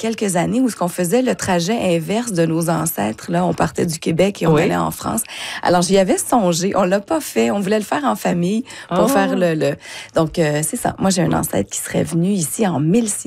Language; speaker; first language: French; native; French